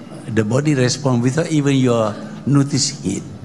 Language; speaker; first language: English; non-native, local second language; Malay